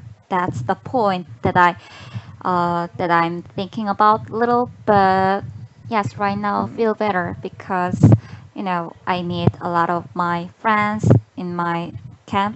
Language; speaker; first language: English; non-native, learner; Korean